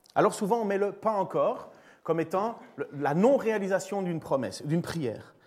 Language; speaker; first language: French; native; French